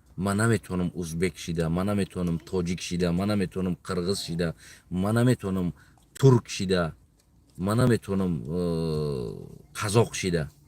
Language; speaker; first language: Tajik; non-native, local second language; Uzbek